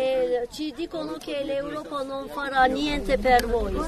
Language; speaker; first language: Italian; non-native, learner; Kurdish